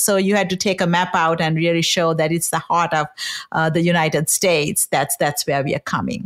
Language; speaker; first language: English; non-native, local second language; Sinhala